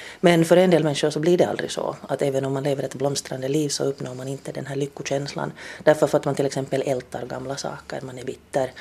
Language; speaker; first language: Swedish; native; Swedish